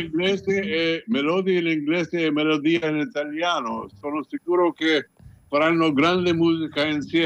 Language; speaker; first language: Italian; non-native, fluent; Hindi